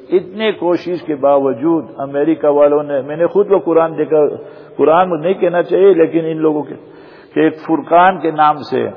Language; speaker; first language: Urdu; non-native, fluent; Gujarati